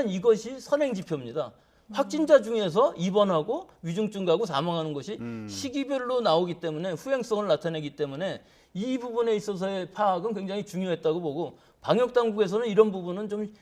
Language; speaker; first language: Korean; native; Korean